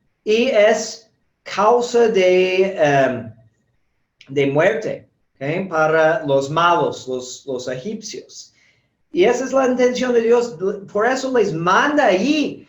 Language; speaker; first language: Spanish; non-native, fluent; English